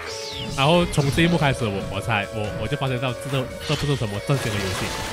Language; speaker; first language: Chinese; native; Chinese